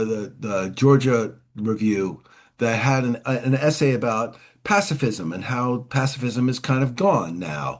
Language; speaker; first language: English; native; English